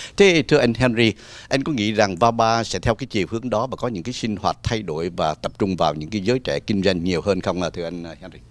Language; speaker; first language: Vietnamese; native; Vietnamese